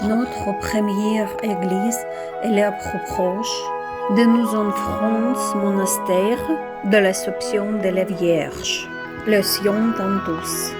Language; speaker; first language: French; non-native, learner; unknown